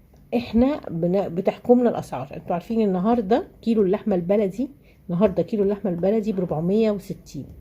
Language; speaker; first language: Arabic; native; Arabic